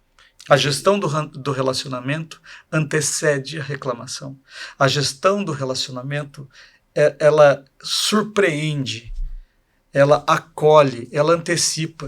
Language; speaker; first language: Portuguese; native; Portuguese